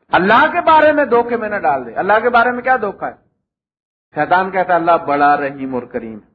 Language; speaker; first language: Urdu; non-native, local second language; Punjabi